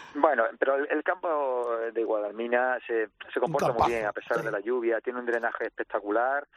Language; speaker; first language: Spanish; native; Spanish